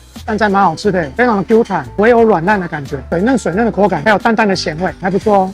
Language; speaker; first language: Chinese; native; Chinese